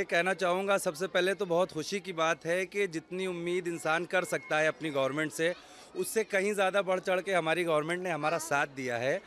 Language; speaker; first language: Hindi; native; Hindi